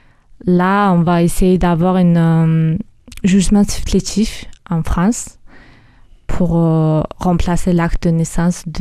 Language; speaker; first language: French; early bilingual, other home language; Mongolian